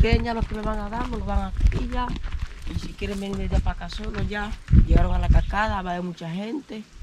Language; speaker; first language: Spanish; native; Spanish